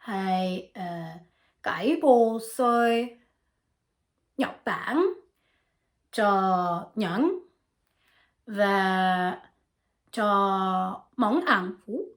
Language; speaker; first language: Vietnamese; non-native, learner; French